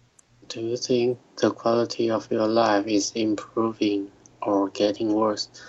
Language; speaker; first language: English; non-native, learner; Chinese